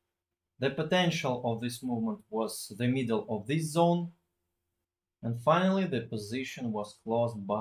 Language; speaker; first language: English; non-native, fluent; Russian